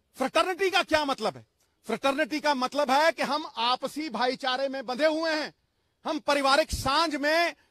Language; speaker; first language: Hindi; non-native, local second language; Punjabi